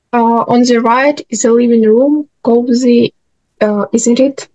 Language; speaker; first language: English; non-native, learner; Russian